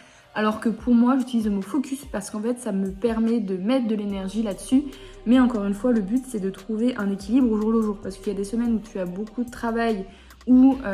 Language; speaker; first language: French; native; French